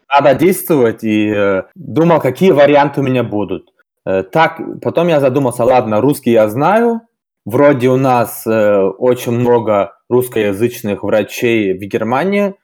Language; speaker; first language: Russian; early bilingual, heritage; German